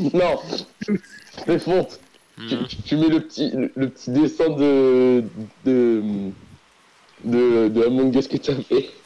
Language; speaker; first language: French; native; French